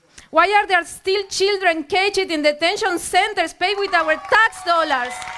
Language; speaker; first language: English; non-native, fluent; Spanish